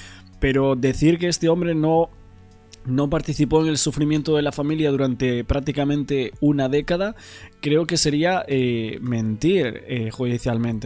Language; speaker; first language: Spanish; native; Spanish